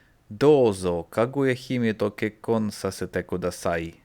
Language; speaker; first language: Japanese; non-native, learner; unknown